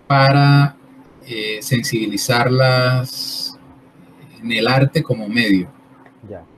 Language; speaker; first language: Spanish; native; Spanish